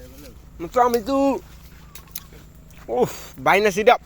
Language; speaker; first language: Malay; non-native, learner; Bangla